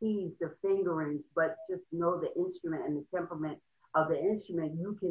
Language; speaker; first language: English; native; English